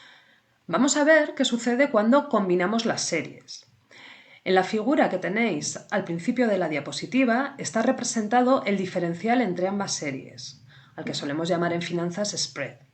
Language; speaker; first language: Spanish; native; Spanish